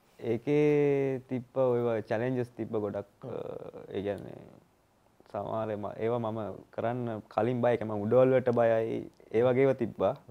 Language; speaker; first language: Sinhala; native; Sinhala